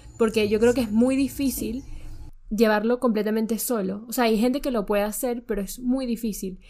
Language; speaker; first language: Spanish; native; Spanish